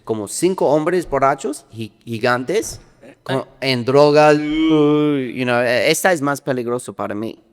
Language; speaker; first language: Spanish; non-native, learner; English